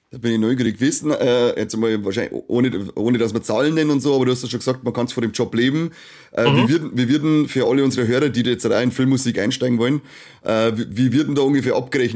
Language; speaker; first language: German; native; German